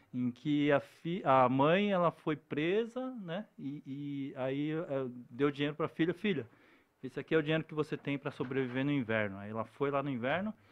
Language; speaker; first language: Portuguese; early bilingual, other home language; Korean